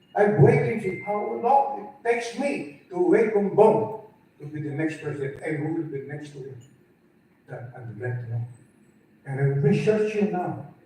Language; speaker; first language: English; non-native, local second language; Filipino